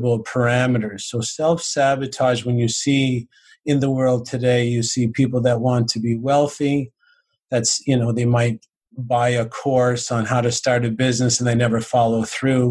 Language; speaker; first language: English; native; English